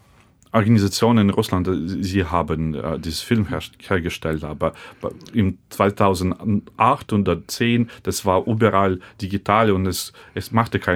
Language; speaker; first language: German; non-native, fluent; Russian